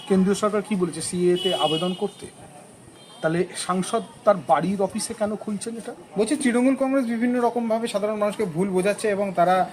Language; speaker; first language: Bangla; native; Bangla